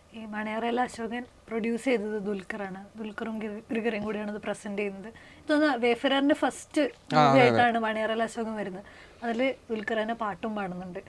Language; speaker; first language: Malayalam; native; Malayalam